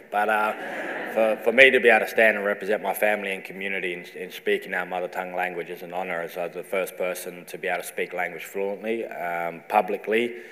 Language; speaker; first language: English; native; English